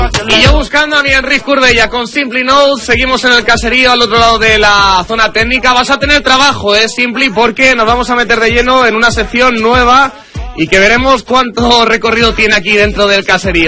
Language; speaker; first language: Spanish; native; Spanish